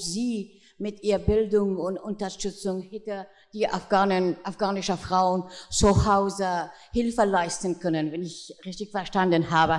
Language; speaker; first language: German; non-native, fluent; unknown